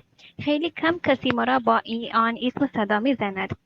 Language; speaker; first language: Persian; non-native, learner; Urdu